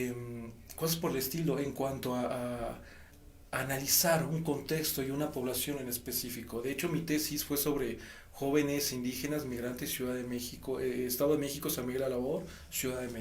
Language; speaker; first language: Spanish; native; Spanish